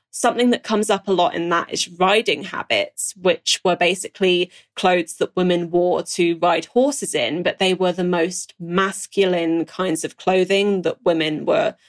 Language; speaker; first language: English; native; English